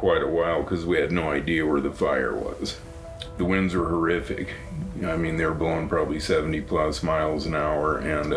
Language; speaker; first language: English; native; English